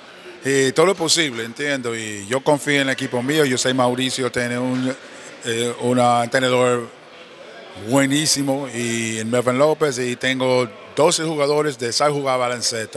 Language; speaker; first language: Spanish; non-native, learner; English